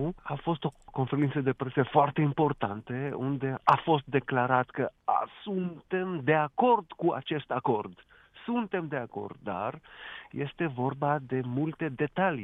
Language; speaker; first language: Romanian; non-native, fluent; Hebrew